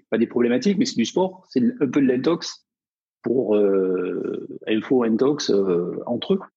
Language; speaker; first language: French; native; French